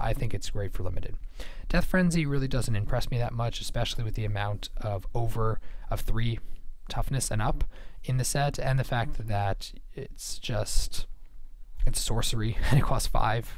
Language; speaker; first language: English; native; English